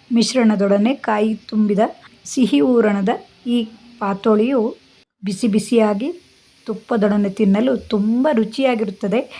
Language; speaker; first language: Kannada; non-native, local second language; Konkani